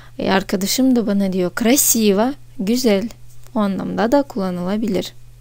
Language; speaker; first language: Turkish; non-native, fluent; Russian